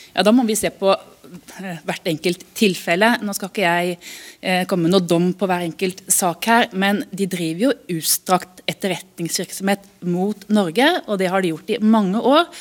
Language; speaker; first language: Norwegian; native; Norwegian